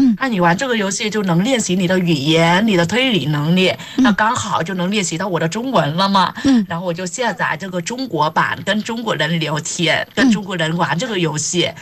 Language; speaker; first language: Chinese; non-native, fluent; Vietnamese